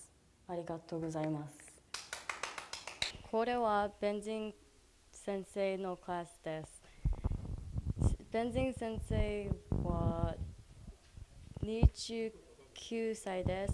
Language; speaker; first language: Japanese; non-native, learner; English